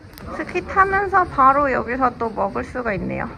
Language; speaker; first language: Korean; native; Korean